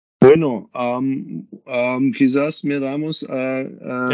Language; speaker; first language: Spanish; non-native, learner; German